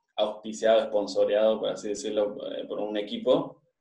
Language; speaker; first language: Spanish; native; Spanish